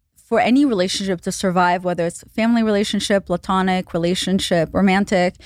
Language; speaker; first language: English; non-native, fluent; Hebrew